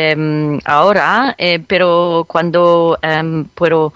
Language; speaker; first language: Spanish; non-native, fluent; French